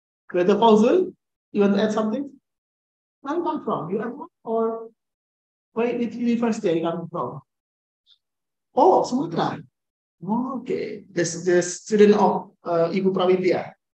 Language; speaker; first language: English; non-native, fluent; Indonesian